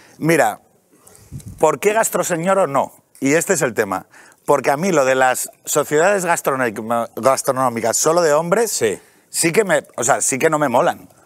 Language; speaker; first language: Spanish; native; Spanish